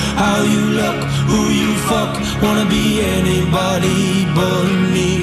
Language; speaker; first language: English; native; English